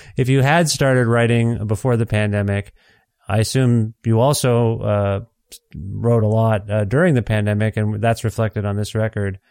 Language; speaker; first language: English; native; English